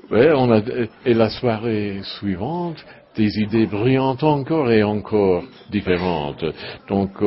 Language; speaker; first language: French; non-native, learner; English